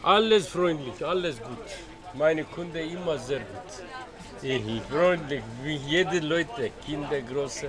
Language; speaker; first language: German; non-native, learner; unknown